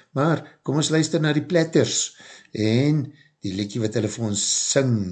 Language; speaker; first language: Afrikaans; native; Afrikaans